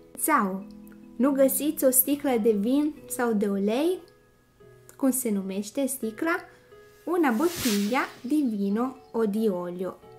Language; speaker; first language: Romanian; non-native, fluent; Italian